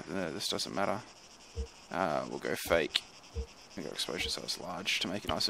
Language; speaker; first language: English; native; English